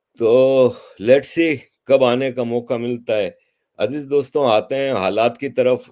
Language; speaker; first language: Urdu; native; Urdu